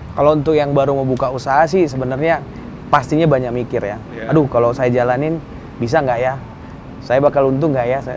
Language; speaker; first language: Indonesian; early bilingual, other home language; Spanish